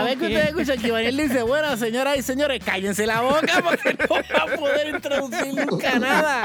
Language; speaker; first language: Spanish; native; Spanish